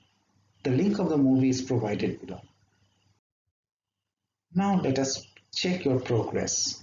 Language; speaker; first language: English; non-native, local second language; Assamese